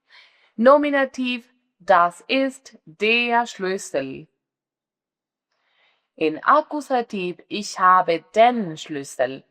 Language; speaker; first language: German; non-native, fluent; Spanish